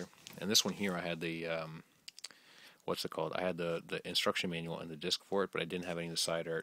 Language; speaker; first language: English; native; English